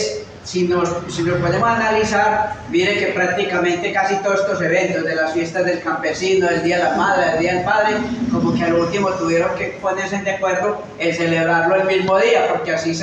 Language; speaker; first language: Spanish; native; Spanish